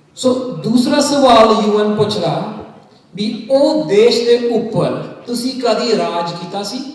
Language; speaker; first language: Punjabi; early bilingual, heritage; Punjabi